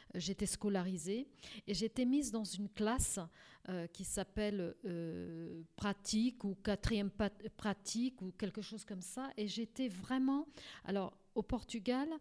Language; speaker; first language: French; early bilingual, other home language; Portuguese